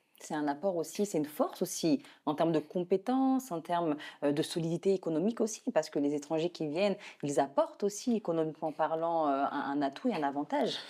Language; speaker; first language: French; native; French